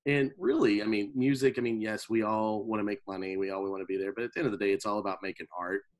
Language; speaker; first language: English; native; English